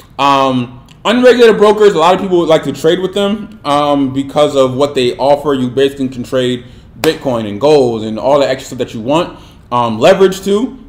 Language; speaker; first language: English; native; English